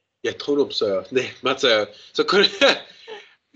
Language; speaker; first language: Korean; non-native, learner; English